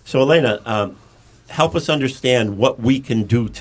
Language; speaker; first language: English; native; English